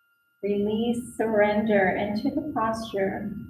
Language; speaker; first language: English; native; English